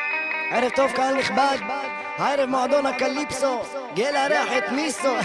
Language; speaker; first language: Hebrew; native; Hebrew